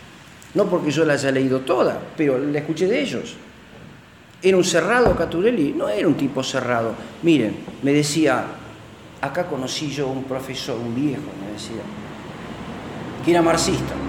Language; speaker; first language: Spanish; native; Spanish